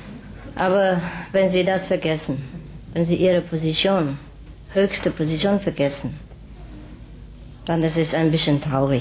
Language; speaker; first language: German; non-native, fluent; Vietnamese